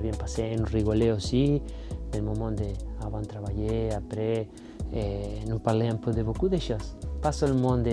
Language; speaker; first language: French; non-native, fluent; Spanish